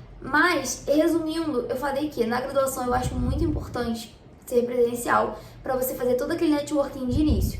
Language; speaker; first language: Portuguese; native; Portuguese